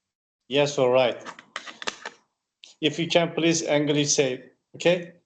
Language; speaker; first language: English; non-native, learner; Turkish